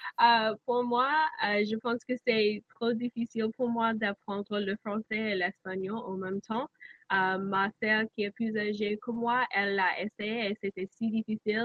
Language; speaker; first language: French; non-native, learner; English